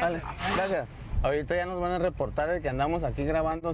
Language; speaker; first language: Spanish; native; Spanish